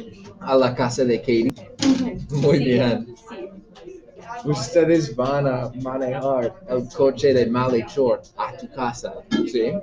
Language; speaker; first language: Spanish; non-native, fluent; English